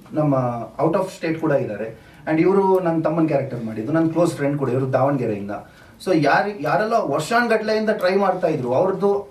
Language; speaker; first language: Kannada; non-native, local second language; Tulu